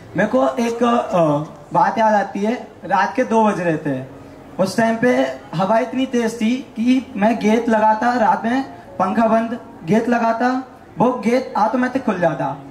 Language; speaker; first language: Hindi; native; Hindi